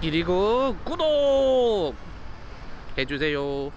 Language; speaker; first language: Korean; non-native, learner; Spanish